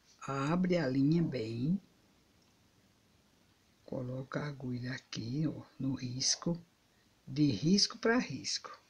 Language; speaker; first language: Portuguese; native; Portuguese